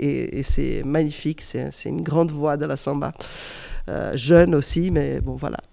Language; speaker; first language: French; non-native, fluent; Portuguese